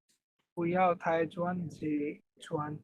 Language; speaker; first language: Chinese; non-native, learner; Bangla